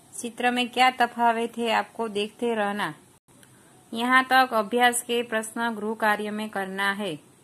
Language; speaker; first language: Hindi; non-native, local second language; Gujarati